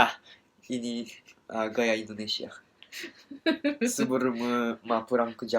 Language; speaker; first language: Indonesian; non-native, learner; Japanese